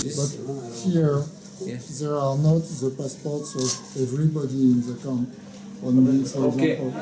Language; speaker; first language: English; non-native, learner; French